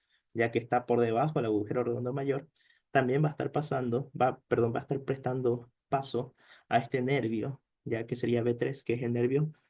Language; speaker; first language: Spanish; native; Spanish